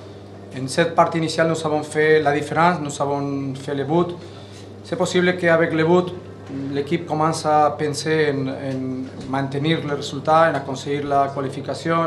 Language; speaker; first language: French; non-native, learner; Catalan